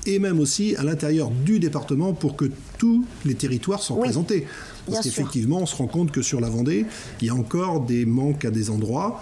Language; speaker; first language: French; native; French